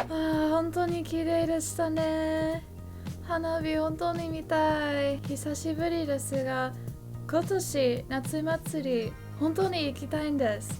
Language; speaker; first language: Japanese; non-native, learner; English